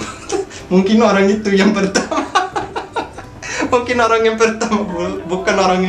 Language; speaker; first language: Indonesian; non-native, fluent; Portuguese